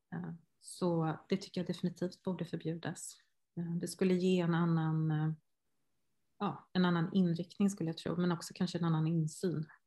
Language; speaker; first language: Swedish; native; Swedish